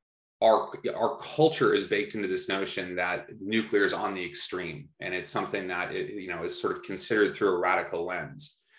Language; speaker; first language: English; native; English